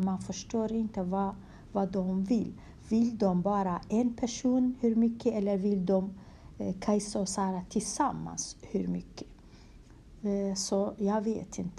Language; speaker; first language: Swedish; non-native, fluent; Kurdish